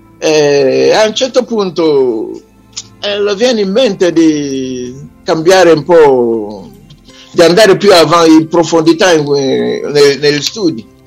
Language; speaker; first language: Italian; non-native, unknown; Igbo